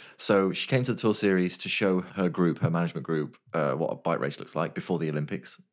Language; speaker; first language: English; native; English